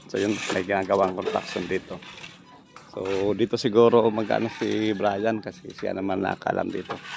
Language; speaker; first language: Filipino; non-native, local second language; Bikol